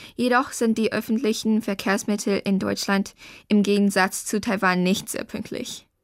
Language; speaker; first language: German; early bilingual, other home language; Chinese